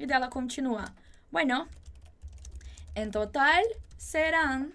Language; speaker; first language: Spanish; non-native, fluent; Portuguese